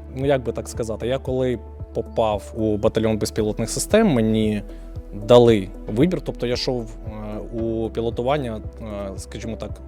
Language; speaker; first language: Ukrainian; native; Ukrainian